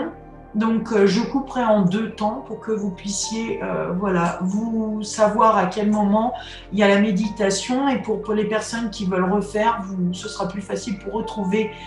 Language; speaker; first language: French; native; French